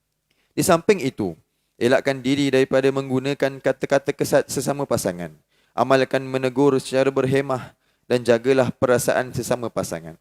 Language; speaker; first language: Malay; native; Malay